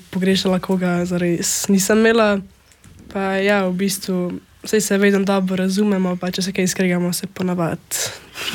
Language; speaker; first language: Slovenian; native; Slovenian